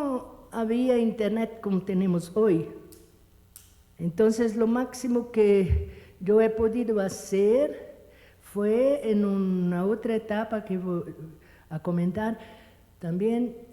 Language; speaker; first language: Spanish; non-native, fluent; Portuguese